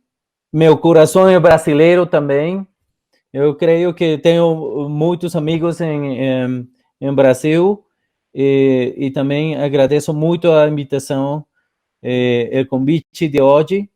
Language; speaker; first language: Portuguese; non-native, fluent; Spanish